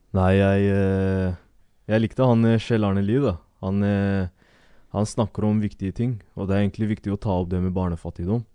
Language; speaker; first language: Norwegian; early bilingual, other home language; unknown